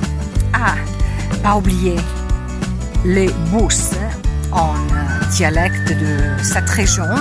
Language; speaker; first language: French; non-native, fluent; Italian